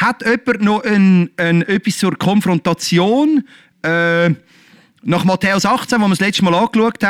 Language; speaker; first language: German; native; German